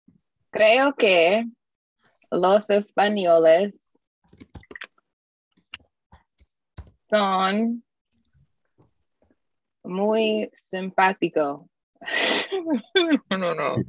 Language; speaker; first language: Spanish; non-native, learner; English